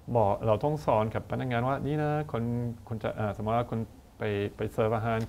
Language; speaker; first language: Thai; non-native, fluent; French